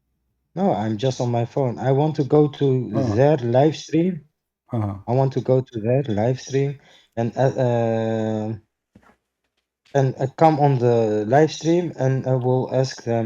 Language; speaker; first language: English; non-native, fluent; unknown